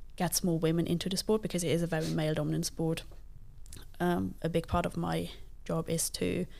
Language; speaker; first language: English; non-native, fluent; Luxembourgish